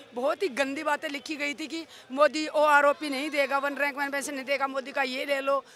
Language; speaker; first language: Hindi; native; Hindi